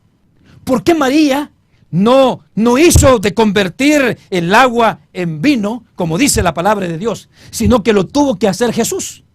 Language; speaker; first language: Spanish; native; Spanish